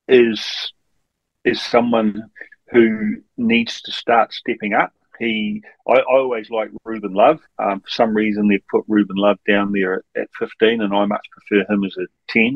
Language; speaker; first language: English; native; English